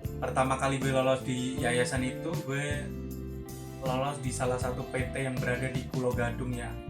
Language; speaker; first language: Indonesian; non-native, local second language; Javanese